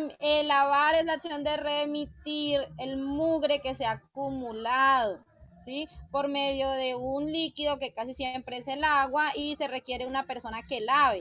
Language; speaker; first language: Spanish; native; Spanish